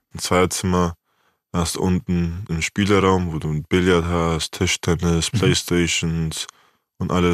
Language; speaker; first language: German; native; German